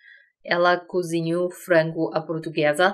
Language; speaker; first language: Portuguese; non-native, fluent; Chinese